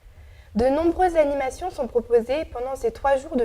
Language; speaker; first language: French; native; French